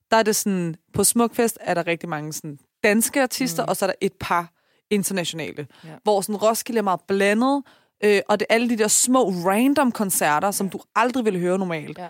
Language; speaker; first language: Danish; native; Danish